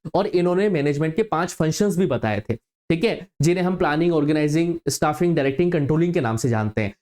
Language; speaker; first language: Hindi; native; Hindi